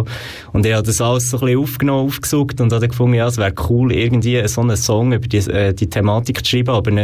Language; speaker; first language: German; native; German